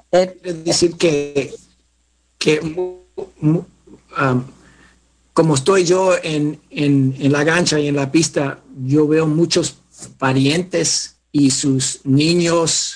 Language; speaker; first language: Spanish; early bilingual, heritage; Spanish